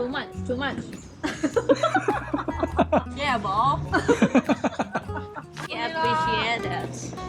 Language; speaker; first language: English; non-native, learner; Thai